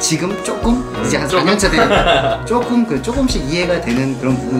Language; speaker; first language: Korean; native; Korean